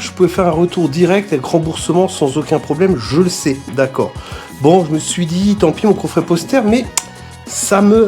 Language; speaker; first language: French; native; French